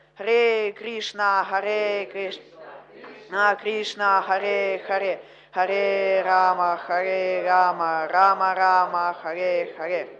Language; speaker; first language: Ukrainian; non-native, local second language; Russian